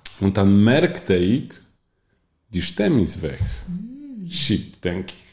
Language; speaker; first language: German; non-native, learner; Polish